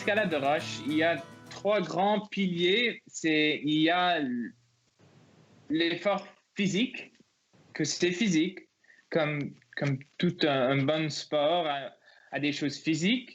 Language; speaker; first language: French; non-native, local second language; English